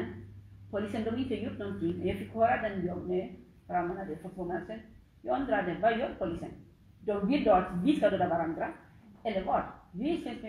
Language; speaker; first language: Swedish; non-native, learner; Tigrinya